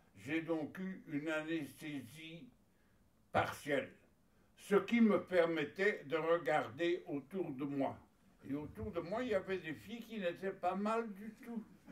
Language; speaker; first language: French; native; French